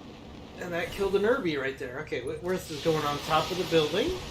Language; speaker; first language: English; native; English